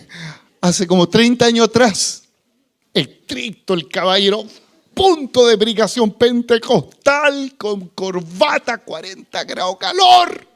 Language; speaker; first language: Spanish; native; Spanish